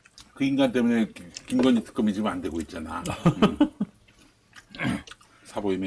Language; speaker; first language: Korean; native; Korean